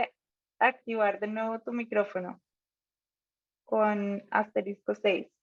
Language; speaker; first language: Spanish; native; Spanish